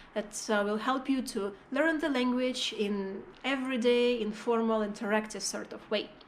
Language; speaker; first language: English; non-native, fluent; Russian